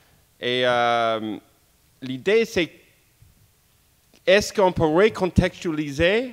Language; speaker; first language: French; non-native, fluent; English